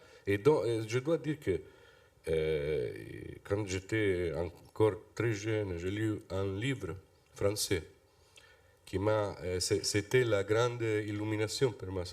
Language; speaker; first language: French; non-native, fluent; Italian